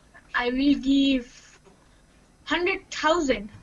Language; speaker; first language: English; non-native, learner; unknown